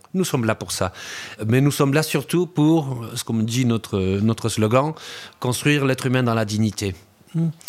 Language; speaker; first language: French; early bilingual, other home language; Spanish